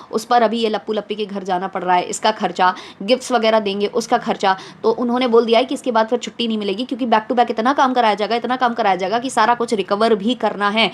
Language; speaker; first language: Hindi; native; Hindi